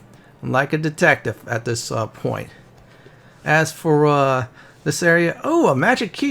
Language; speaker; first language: English; native; English